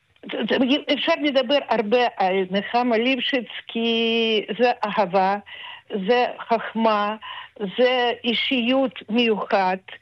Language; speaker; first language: Hebrew; non-native, fluent; Russian